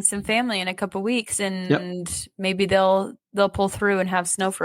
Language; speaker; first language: English; native; English